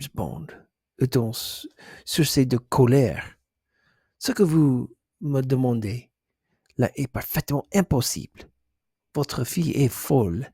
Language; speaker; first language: French; non-native, learner; English